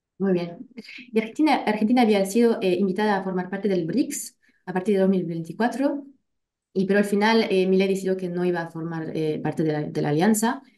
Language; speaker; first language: Spanish; non-native, fluent; French